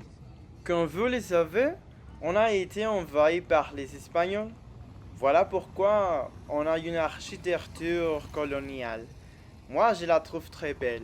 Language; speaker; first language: French; non-native, fluent; Spanish